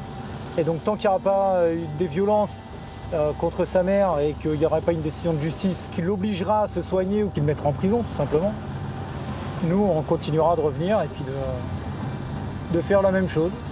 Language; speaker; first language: French; native; French